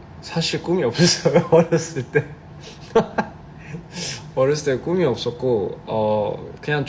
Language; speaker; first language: Korean; early bilingual, heritage; Korean